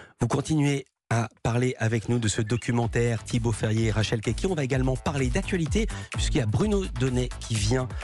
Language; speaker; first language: French; native; French